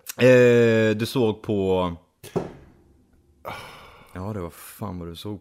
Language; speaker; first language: Swedish; native; Swedish